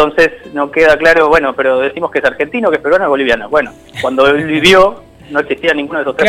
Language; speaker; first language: Spanish; native; Spanish